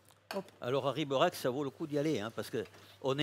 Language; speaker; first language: French; native; French